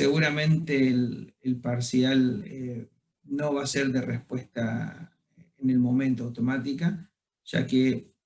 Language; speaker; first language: Spanish; native; Spanish